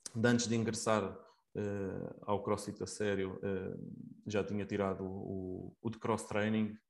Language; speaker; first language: Portuguese; native; Portuguese